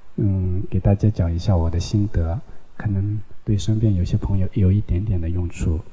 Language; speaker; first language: Chinese; non-native, local second language; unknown